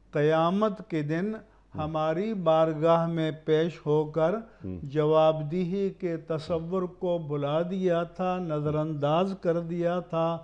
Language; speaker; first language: Urdu; native; Urdu